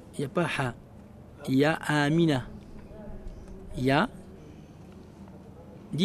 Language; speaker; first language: Arabic; non-native, fluent; French